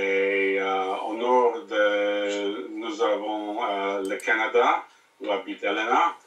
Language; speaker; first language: French; non-native, learner; English